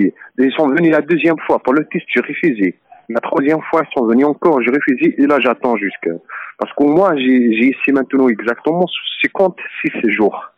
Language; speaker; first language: French; non-native, learner; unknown